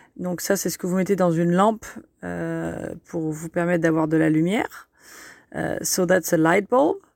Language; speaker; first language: French; native; French